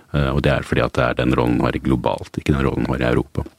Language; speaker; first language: Norwegian; native; Norwegian